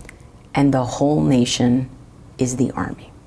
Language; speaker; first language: English; native; English